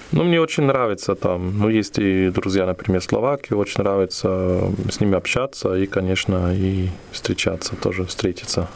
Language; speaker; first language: Russian; non-native, fluent; German